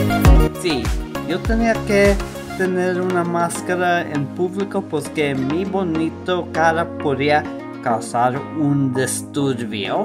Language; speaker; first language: Spanish; non-native, learner; English